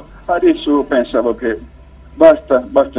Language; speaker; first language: Italian; non-native, learner; Finnish